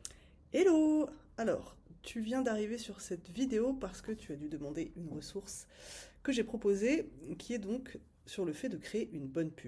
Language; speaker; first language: French; native; French